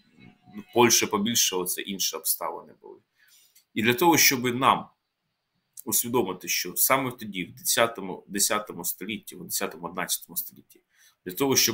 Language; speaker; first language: Ukrainian; native; Ukrainian